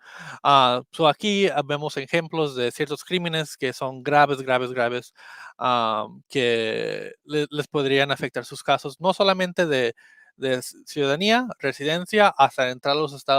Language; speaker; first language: Spanish; early bilingual, heritage; Spanish